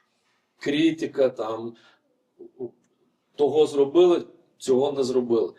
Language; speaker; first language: Ukrainian; non-native, fluent; Lithuanian